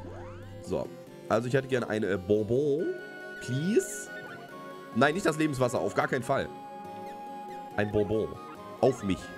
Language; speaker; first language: German; native; German